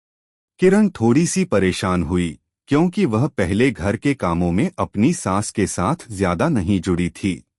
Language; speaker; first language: Hindi; native; Hindi